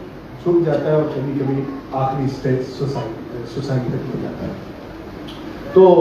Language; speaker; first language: Urdu; native; Urdu